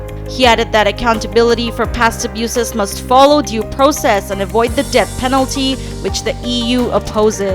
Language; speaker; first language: English; non-native, local second language; Bangla